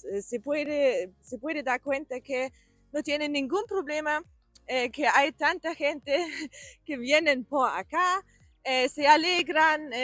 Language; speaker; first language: Spanish; non-native, learner; German